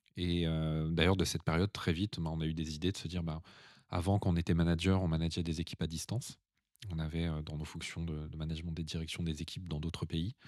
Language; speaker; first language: French; native; French